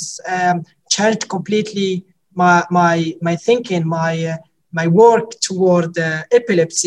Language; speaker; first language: English; non-native, fluent; Arabic